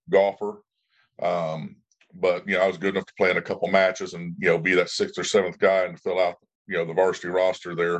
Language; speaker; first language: English; native; English